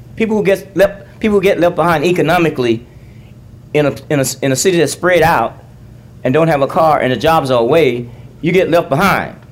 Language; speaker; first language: English; native; English